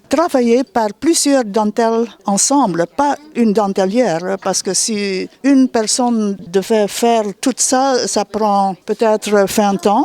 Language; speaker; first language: French; non-native, fluent; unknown